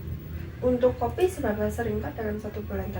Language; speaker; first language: Indonesian; native; Indonesian